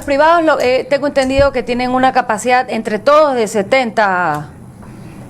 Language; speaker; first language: Spanish; native; Spanish